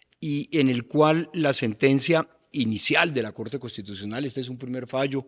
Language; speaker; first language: Spanish; native; Spanish